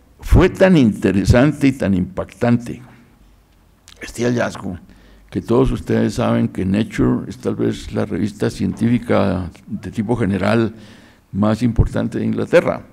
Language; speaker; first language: Spanish; native; Spanish